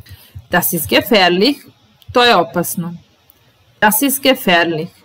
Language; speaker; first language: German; non-native, fluent; Serbian